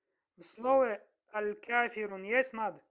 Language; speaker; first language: Russian; non-native, local second language; Tajik